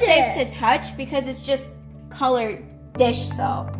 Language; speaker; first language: English; native; English